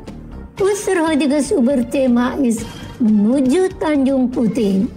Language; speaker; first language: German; non-native, fluent; Indonesian